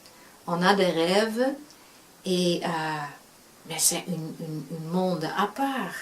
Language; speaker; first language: French; non-native, fluent; Dutch